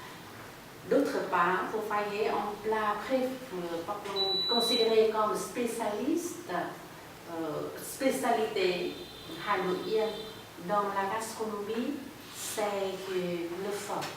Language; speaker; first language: French; non-native, fluent; Vietnamese